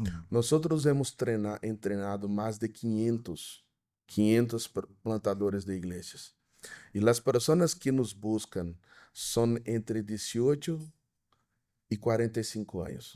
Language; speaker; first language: Spanish; non-native, fluent; Portuguese